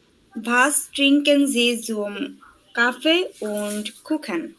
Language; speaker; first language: German; non-native, learner; Bangla